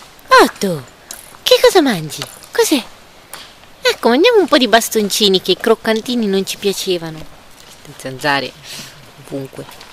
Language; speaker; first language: Italian; native; Italian